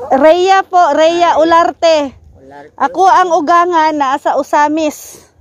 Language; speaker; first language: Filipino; non-native, local second language; Cebuano